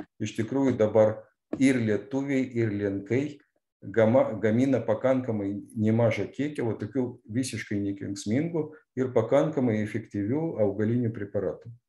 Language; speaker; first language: Lithuanian; non-native, local second language; Russian